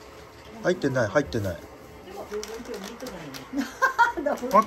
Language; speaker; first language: Japanese; native; Japanese